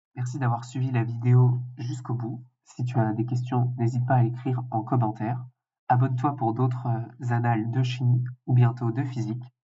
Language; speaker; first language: French; native; French